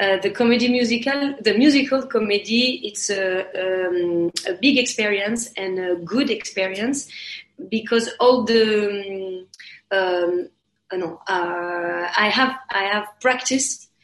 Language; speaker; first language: English; non-native, learner; French